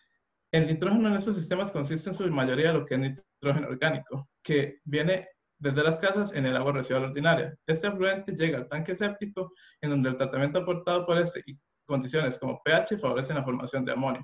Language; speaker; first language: Spanish; native; Spanish